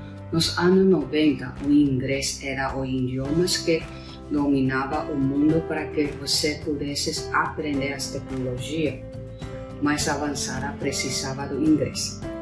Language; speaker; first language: Portuguese; non-native, fluent; Chinese